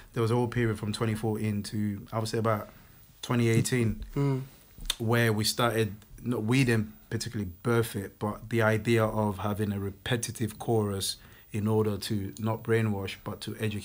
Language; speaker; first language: English; non-native, fluent; French